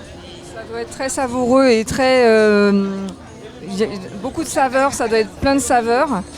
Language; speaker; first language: French; native; French